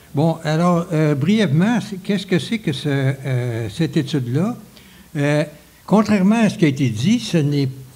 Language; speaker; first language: French; native; French